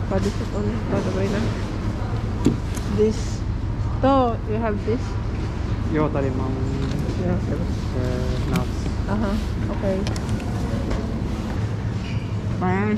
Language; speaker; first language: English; non-native, learner; Filipino